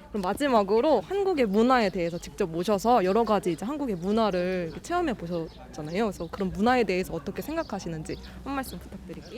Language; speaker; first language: Korean; native; Korean